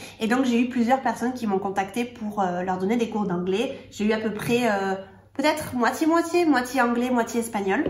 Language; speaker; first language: French; native; French